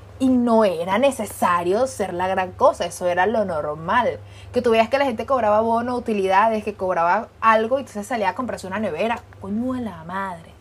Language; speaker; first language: Spanish; native; Spanish